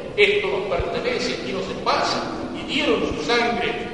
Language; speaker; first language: Spanish; native; Spanish